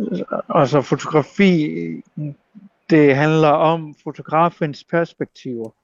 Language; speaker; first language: Danish; non-native, local second language; Kalaallisut